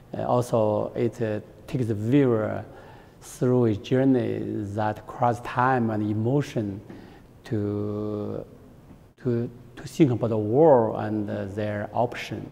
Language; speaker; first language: English; non-native, learner; Chinese